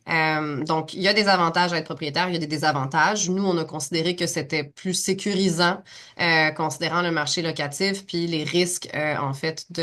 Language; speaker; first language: French; native; French